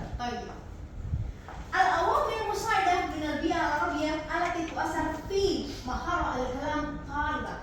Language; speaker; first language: Arabic; non-native, learner; Indonesian